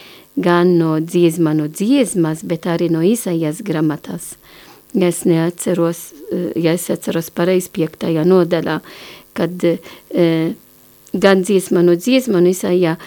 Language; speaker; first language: Latvian; non-native, learner; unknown